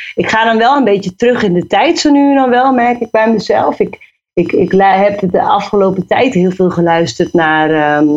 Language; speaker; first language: Dutch; native; Dutch